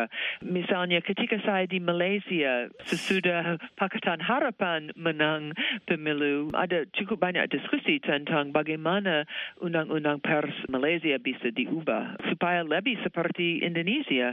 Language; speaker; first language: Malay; non-native, fluent; English